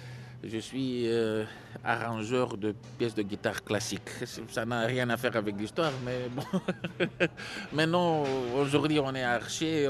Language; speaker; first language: French; non-native, fluent; Romanian